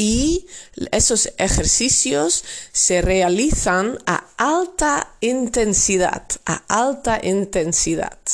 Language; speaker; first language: Spanish; non-native, fluent; Dutch